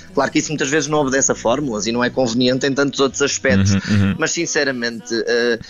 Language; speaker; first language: Portuguese; native; Portuguese